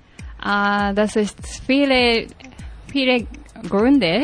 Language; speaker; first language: German; non-native, learner; Japanese